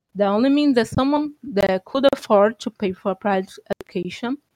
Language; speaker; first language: English; non-native, fluent; Portuguese